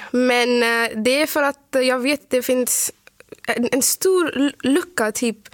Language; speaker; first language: Swedish; non-native, fluent; Urdu